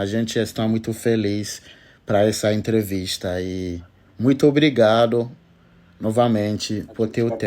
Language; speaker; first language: Portuguese; non-native, learner; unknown